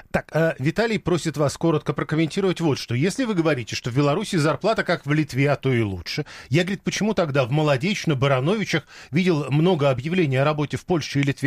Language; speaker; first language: Russian; native; Russian